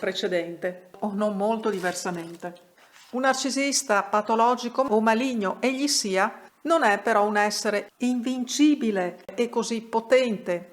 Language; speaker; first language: Italian; native; Italian